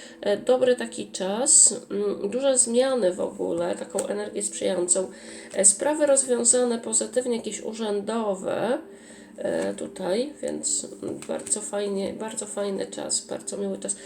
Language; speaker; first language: Polish; native; Polish